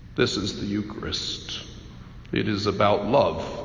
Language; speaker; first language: English; native; English